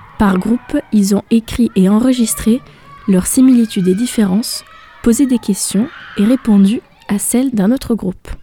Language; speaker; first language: French; native; French